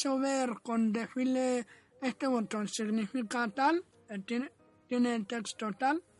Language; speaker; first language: Spanish; non-native, fluent; Arabic